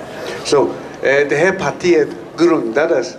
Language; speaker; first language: Swedish; non-native, fluent; Chinese